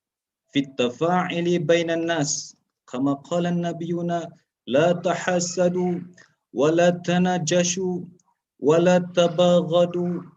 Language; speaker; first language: Arabic; non-native, learner; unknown